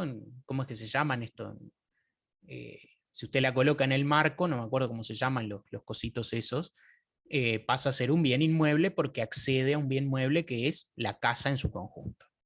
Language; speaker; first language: Spanish; native; Spanish